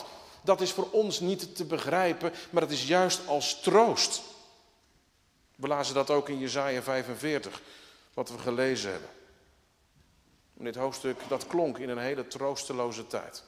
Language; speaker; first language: Dutch; native; Dutch